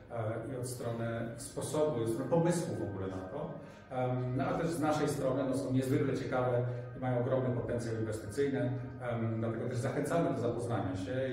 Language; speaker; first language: Polish; native; Polish